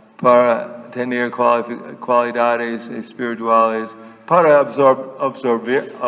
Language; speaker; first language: Spanish; non-native, fluent; English